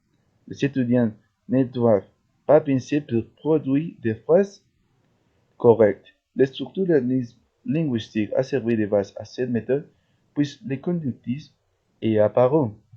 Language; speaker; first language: French; non-native, learner; Spanish